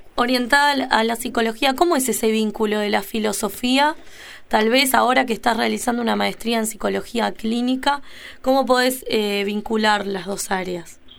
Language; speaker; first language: Spanish; native; Spanish